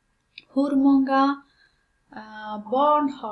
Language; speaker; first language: Swedish; non-native, fluent; Persian